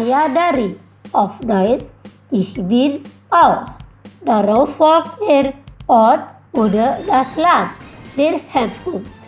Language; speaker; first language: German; non-native, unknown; Indonesian